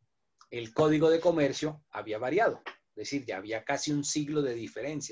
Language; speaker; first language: Spanish; native; Spanish